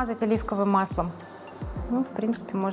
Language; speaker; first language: Russian; native; Russian